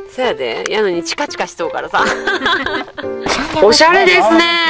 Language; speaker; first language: Japanese; native; Japanese